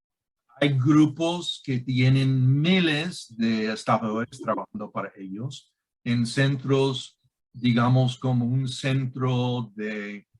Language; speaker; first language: Spanish; non-native, fluent; English